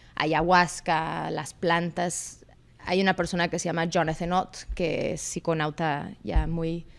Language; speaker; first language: Spanish; native; Spanish